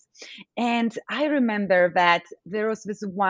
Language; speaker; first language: English; non-native, fluent; Polish